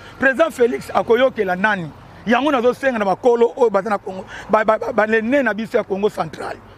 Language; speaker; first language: Lingala; non-native, local second language; Kongo